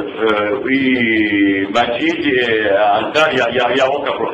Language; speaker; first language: French; non-native, fluent; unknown